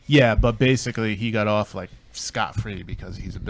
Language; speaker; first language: English; native; English